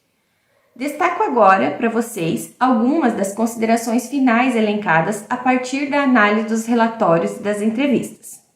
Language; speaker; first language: Portuguese; native; Portuguese